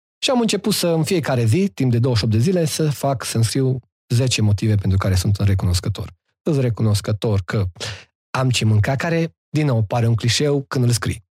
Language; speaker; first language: Romanian; native; Romanian